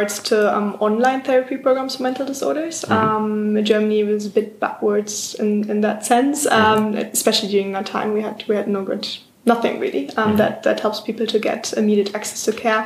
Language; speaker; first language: English; non-native, fluent; German